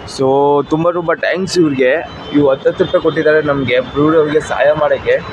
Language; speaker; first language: Kannada; non-native, local second language; Hindi